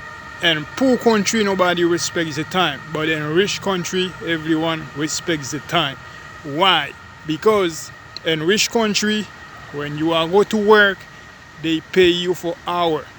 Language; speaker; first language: English; non-native, learner; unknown